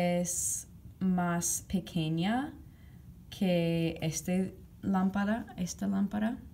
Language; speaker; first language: Spanish; non-native, fluent; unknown